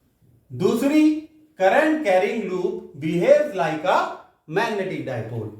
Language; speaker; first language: Hindi; native; Hindi